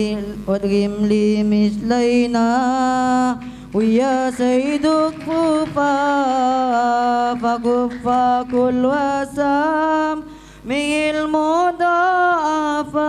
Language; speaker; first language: Arabic; non-native, learner; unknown